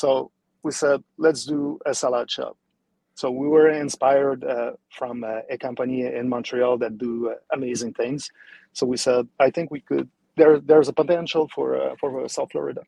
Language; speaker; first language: English; non-native, fluent; French